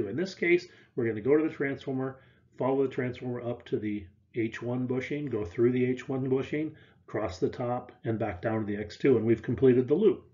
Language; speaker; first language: English; native; English